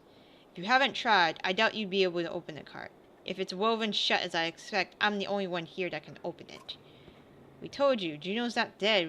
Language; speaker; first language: English; native; English